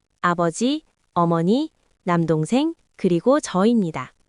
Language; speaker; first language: Korean; non-native, learner; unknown